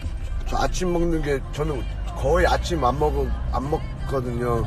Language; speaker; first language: Korean; early bilingual, heritage; Korean